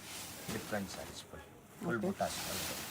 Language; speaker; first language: Kannada; non-native, local second language; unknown